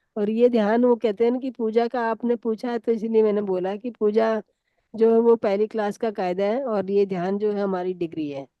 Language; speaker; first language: Hindi; native; Hindi